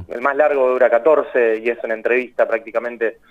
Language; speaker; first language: Spanish; native; Spanish